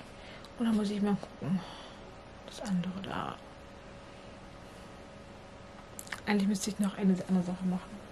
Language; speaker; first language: German; native; German